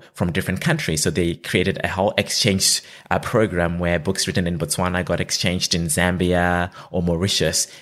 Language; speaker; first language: English; non-native, local second language; Shona